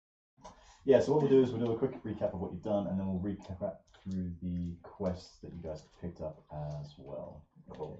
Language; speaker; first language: English; native; English